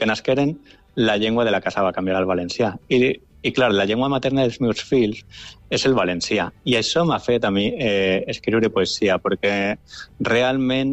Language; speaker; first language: Catalan; non-native, local second language; Spanish